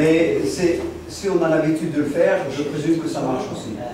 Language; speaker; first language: French; non-native, fluent; Dutch